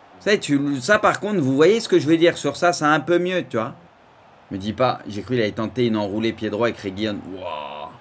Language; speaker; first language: French; native; French